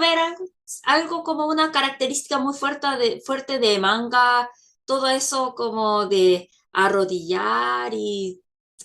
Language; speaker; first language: Spanish; non-native, fluent; Korean